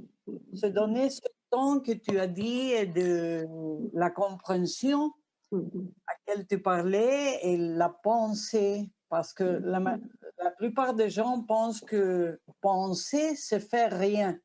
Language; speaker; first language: French; non-native, fluent; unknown